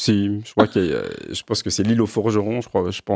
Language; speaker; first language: French; native; French